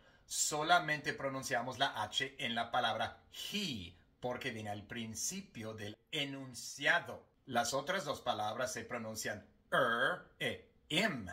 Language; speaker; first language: Spanish; non-native, fluent; English